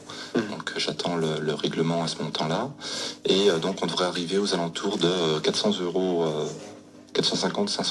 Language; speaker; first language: French; native; French